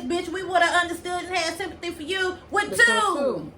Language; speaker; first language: English; native; English